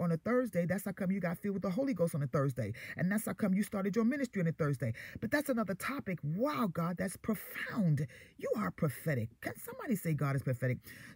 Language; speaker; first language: English; native; English